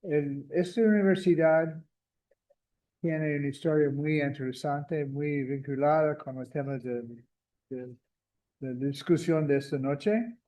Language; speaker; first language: Spanish; non-native, fluent; English